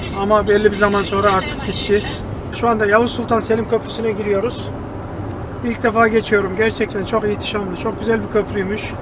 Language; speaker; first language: Turkish; native; Turkish